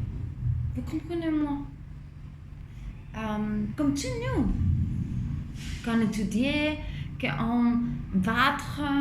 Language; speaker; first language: French; non-native, fluent; Spanish